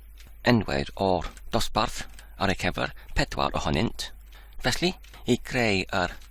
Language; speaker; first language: Welsh; non-native, fluent; English